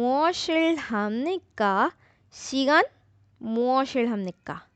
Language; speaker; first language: Korean; non-native, fluent; Urdu